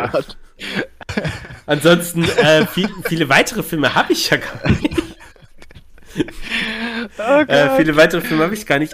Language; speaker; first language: German; native; German